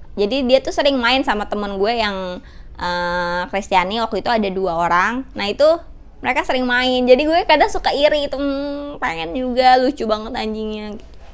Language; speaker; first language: Indonesian; native; Indonesian